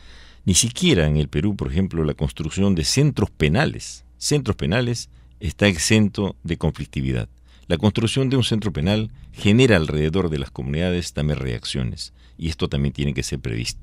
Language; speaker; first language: Spanish; native; Spanish